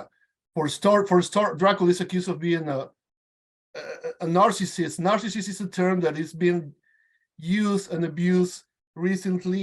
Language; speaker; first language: English; non-native, fluent; Spanish